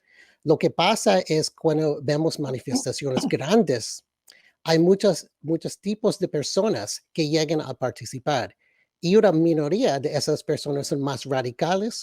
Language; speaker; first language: Spanish; early bilingual, other home language; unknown